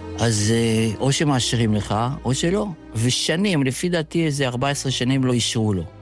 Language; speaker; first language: Hebrew; early bilingual, other home language; Yiddish